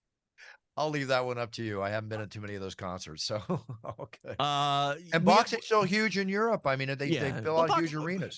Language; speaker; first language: English; native; English